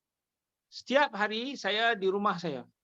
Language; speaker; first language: Indonesian; non-native, local second language; Malay